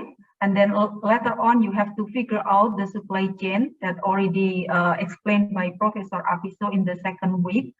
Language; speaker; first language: English; non-native, fluent; Indonesian